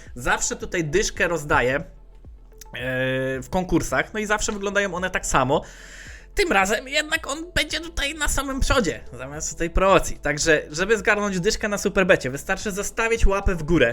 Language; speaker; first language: Polish; native; Polish